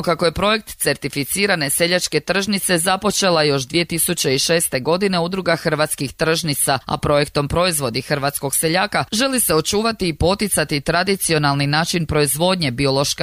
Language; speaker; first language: Serbian; native; Serbian